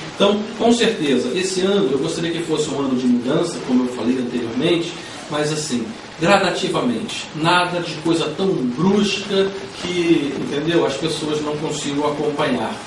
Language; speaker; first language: Portuguese; native; Portuguese